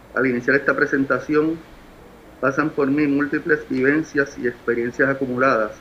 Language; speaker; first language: Spanish; native; Spanish